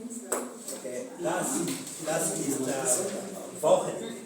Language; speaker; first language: German; non-native, learner; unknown